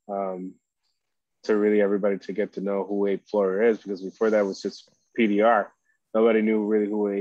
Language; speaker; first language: English; early bilingual, other home language; Spanish